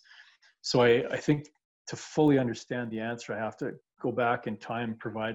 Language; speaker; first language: English; native; English